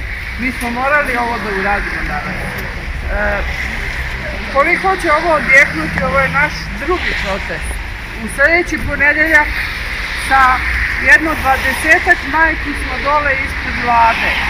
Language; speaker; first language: Bosnian; native; Bosnian